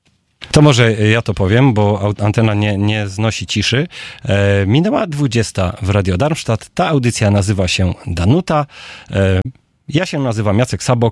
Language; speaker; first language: Polish; native; Polish